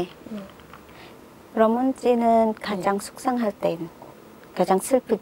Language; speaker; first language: Korean; non-native, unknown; Khmer